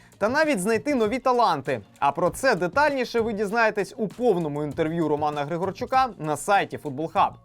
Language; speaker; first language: Ukrainian; native; Ukrainian